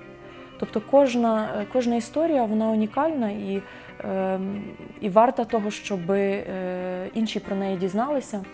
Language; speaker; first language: Ukrainian; native; Ukrainian